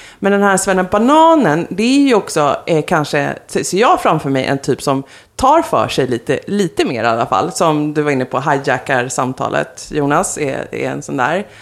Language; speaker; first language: Swedish; native; Swedish